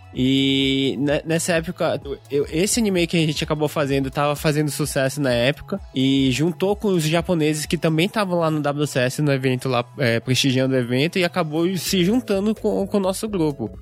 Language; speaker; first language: Portuguese; native; Portuguese